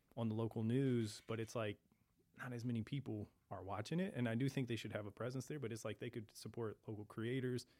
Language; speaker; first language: English; native; English